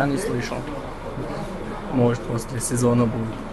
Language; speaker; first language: Russian; non-native, local second language; Chechen